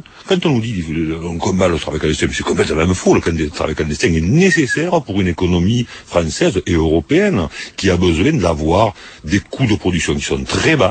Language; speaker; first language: French; native; French